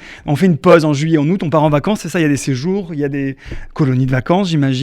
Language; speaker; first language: French; native; French